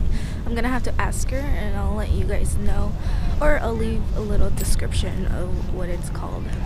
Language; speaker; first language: English; native; English